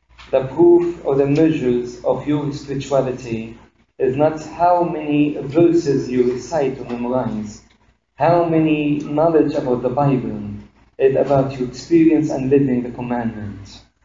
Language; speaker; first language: English; non-native, fluent; Arabic